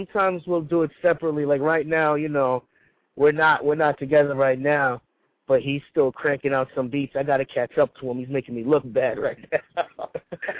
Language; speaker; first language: English; native; English